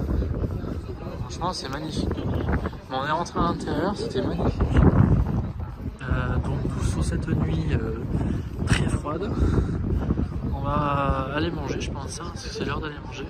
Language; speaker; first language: French; native; French